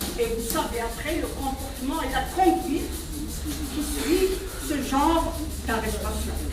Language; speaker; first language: French; non-native, local second language; Kabyle